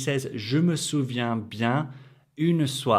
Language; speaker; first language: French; non-native, fluent; English